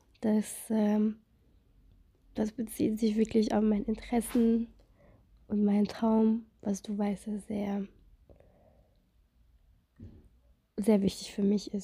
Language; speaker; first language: German; non-native, fluent; Russian